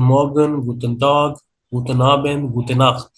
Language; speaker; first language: German; non-native, learner; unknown